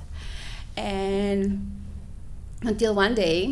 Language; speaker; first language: English; non-native, fluent; Spanish